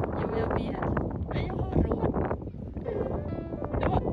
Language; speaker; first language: Swedish; non-native, learner; Thai